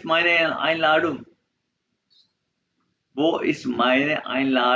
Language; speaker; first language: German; non-native, fluent; Urdu